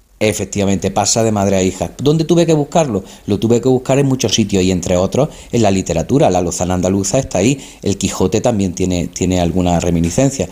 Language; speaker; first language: Spanish; native; Spanish